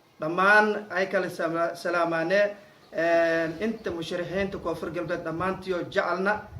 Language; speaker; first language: Somali; native; Somali